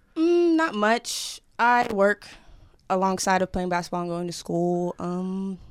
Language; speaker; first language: English; native; English